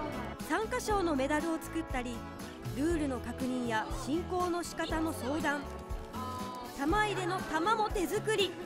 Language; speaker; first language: Japanese; native; Japanese